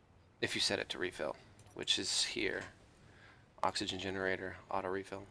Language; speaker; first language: English; native; English